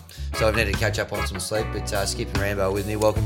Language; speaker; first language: English; native; English